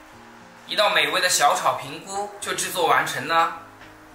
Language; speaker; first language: Chinese; native; Chinese